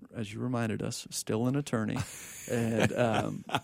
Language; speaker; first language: English; native; English